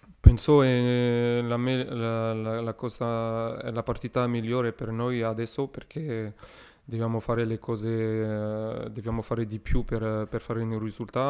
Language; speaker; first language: Italian; non-native, learner; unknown